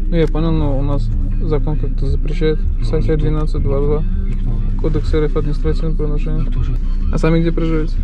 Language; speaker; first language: Russian; native; Russian